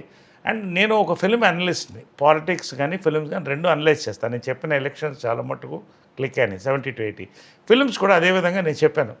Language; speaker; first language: Telugu; native; Telugu